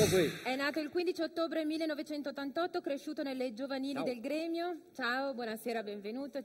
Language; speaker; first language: Italian; native; Italian